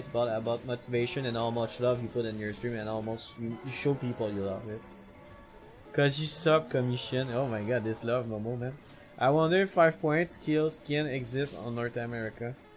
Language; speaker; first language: English; non-native, fluent; French